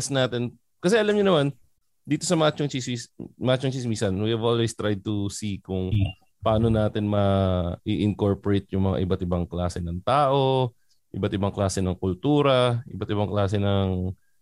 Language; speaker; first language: English; non-native, local second language; Filipino